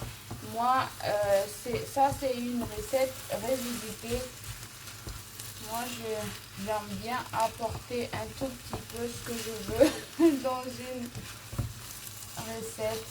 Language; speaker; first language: French; non-native, local second language; Malagasy